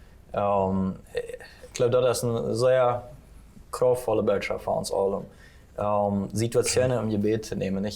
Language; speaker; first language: German; non-native, local second language; Plautdietsch